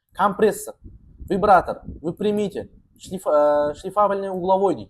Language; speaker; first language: Russian; non-native, local second language; Kazakh